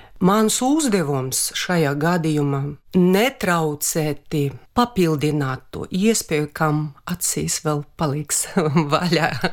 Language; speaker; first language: Latvian; non-native, local second language; Russian